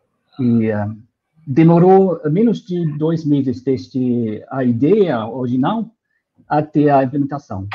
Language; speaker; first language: Portuguese; non-native, fluent; German